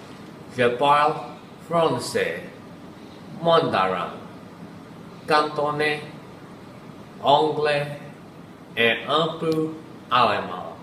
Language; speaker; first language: French; non-native, learner; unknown